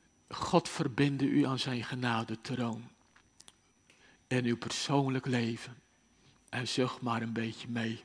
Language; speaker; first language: Dutch; native; Dutch